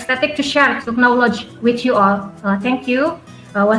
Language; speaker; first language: English; non-native, learner; Indonesian